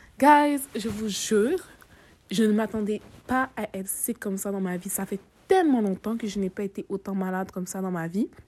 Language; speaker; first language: French; early bilingual, other home language; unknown